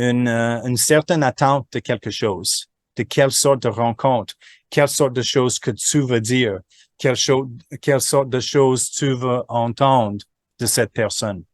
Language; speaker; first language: French; non-native, fluent; English